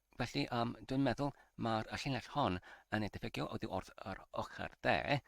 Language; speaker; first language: Welsh; non-native, learner; English